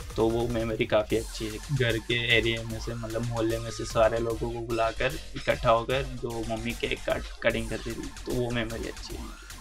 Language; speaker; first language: Hindi; non-native, local second language; Gujarati